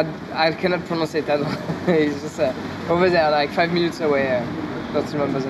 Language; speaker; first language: English; non-native, learner; French